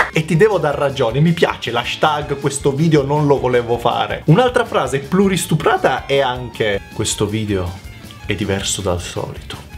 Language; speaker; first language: Italian; early bilingual, other home language; Macedonian